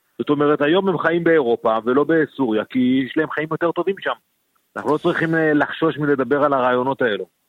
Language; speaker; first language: Hebrew; native; Hebrew